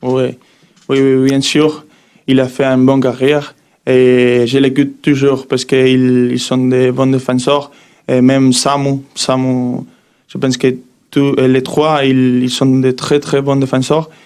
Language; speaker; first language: French; non-native, learner; Spanish